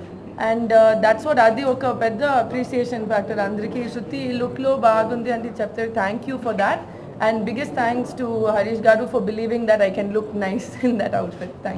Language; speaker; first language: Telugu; non-native, local second language; Tamil